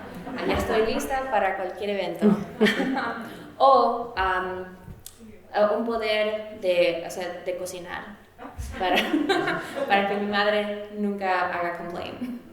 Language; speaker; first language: Spanish; early bilingual, heritage; Spanish